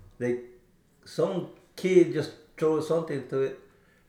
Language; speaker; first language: English; non-native, fluent; Spanish